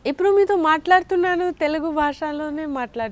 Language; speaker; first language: Telugu; non-native, learner; Bangla